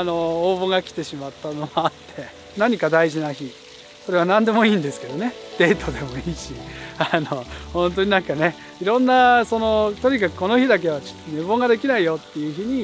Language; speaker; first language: Japanese; native; Japanese